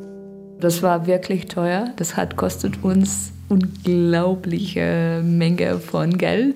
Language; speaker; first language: German; non-native, learner; Russian